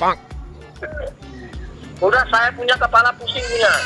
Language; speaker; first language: Indonesian; native; Indonesian